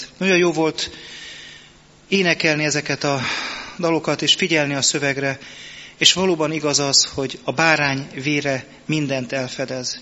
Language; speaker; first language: Hungarian; native; Hungarian